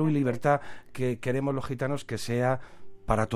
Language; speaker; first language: Spanish; native; Spanish